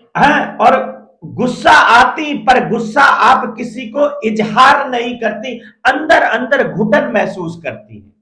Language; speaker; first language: Hindi; native; Hindi